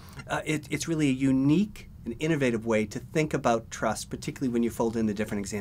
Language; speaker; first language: English; native; English